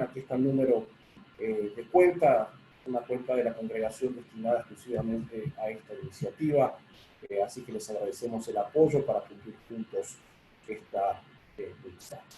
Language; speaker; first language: Spanish; native; Spanish